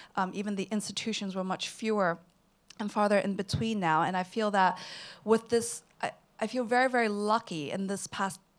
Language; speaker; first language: English; non-native, local second language; Cantonese